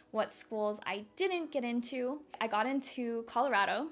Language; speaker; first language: English; native; English